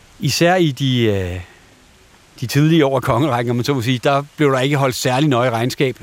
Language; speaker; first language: Danish; native; Danish